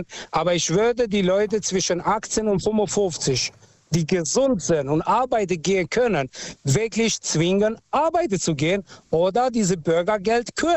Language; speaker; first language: German; non-native, fluent; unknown